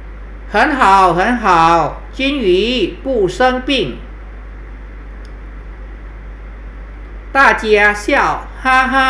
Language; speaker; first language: Chinese; non-native, fluent; Thai